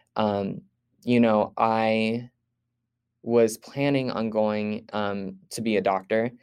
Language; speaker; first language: English; native; English